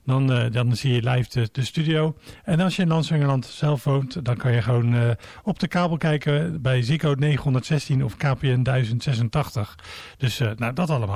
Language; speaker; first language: Dutch; native; Dutch